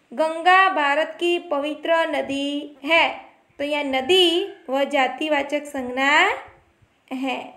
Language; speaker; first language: Hindi; non-native, local second language; Gujarati